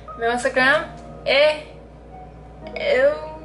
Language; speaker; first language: Portuguese; non-native, learner; English